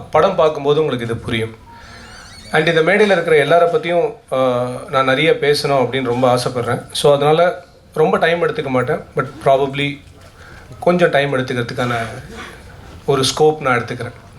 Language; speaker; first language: Tamil; native; Tamil